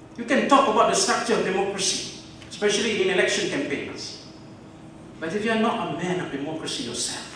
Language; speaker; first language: English; non-native, local second language; Malay